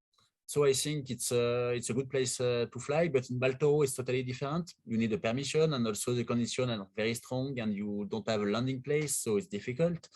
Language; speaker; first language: English; non-native, learner; French